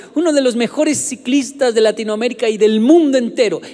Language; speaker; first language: Spanish; native; Spanish